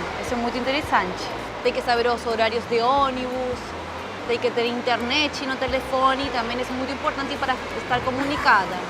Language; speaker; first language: Portuguese; non-native, fluent; Spanish